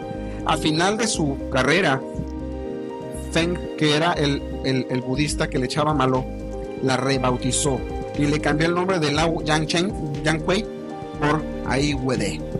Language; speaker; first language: Spanish; native; Spanish